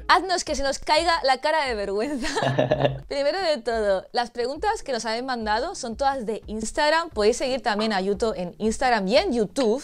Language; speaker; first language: Spanish; native; Spanish